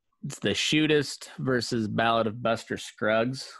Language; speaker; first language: English; native; English